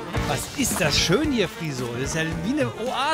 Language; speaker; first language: German; native; German